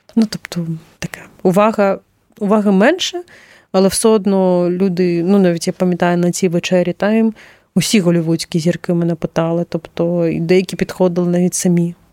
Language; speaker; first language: Ukrainian; non-native, local second language; Russian